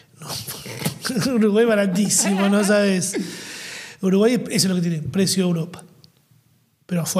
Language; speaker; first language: Spanish; native; Spanish